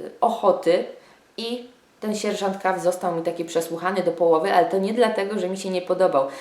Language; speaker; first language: Polish; native; Polish